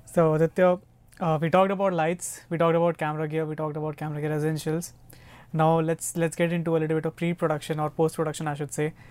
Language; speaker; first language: English; non-native, local second language; Hindi